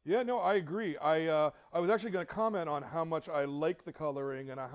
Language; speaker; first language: English; native; English